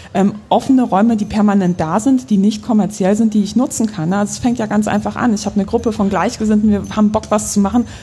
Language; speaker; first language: German; early bilingual, other home language; Polish